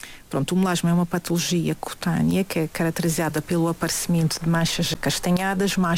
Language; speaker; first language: Portuguese; native; Portuguese